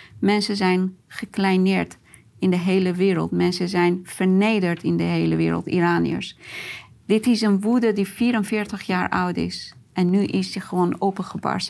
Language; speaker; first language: Dutch; non-native, fluent; Persian